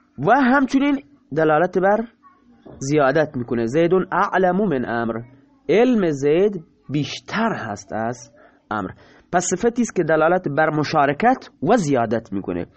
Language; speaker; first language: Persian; non-native, local second language; Baluchi